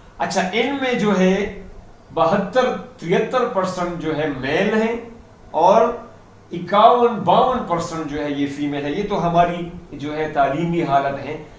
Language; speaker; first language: Urdu; non-native, local second language; Pashto